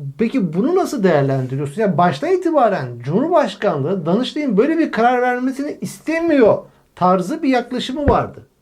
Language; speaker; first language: Turkish; native; Turkish